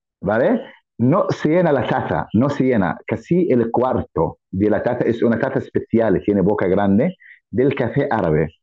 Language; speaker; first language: Spanish; non-native, fluent; Arabic